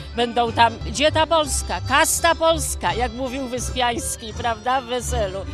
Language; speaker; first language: Polish; native; Polish